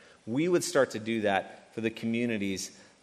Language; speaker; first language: English; native; English